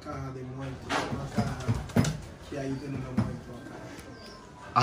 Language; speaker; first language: Spanish; non-native, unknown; Haitian Creole